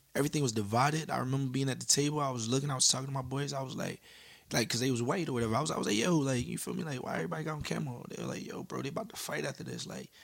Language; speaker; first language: English; native; English